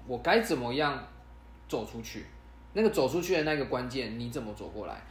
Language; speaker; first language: Chinese; native; Chinese